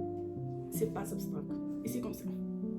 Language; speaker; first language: French; non-native, learner; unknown